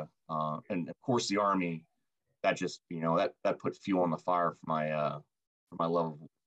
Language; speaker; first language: English; native; English